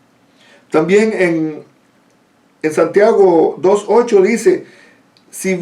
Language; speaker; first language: Spanish; native; Spanish